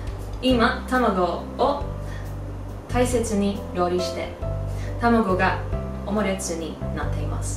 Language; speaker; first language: Japanese; non-native, learner; English